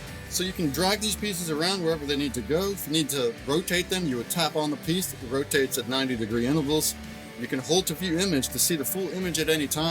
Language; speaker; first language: English; native; English